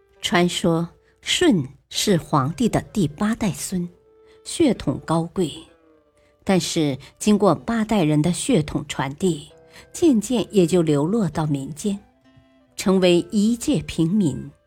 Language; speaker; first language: Chinese; native; Chinese